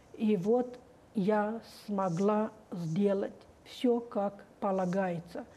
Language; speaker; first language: Russian; non-native, local second language; Romanian